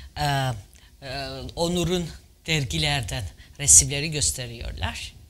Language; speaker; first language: Turkish; non-native, fluent; Georgian